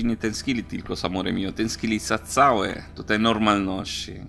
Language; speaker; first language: Polish; non-native, learner; Italian